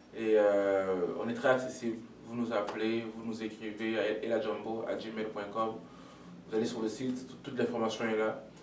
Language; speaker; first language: French; non-native, local second language; Lingala